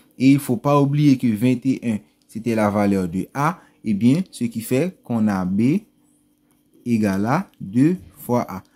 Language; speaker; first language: French; non-native, local second language; Haitian Creole